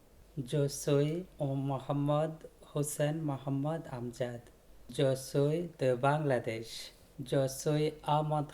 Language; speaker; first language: French; non-native, learner; Bangla